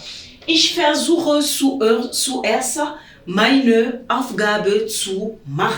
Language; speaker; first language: German; non-native, fluent; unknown